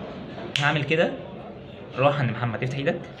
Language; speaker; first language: Arabic; native; Arabic